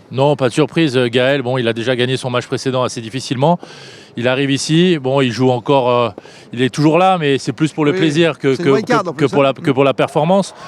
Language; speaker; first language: French; native; French